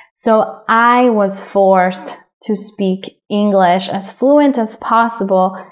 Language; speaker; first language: English; early bilingual, other home language; Spanish